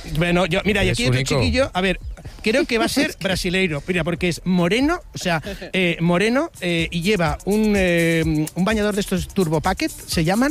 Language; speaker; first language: Spanish; native; Spanish